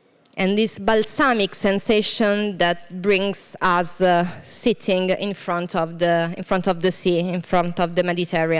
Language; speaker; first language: English; non-native, fluent; Italian